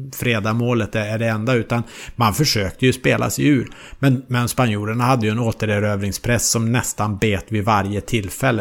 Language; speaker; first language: Swedish; native; Swedish